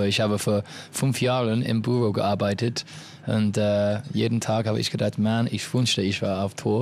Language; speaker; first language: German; non-native, learner; English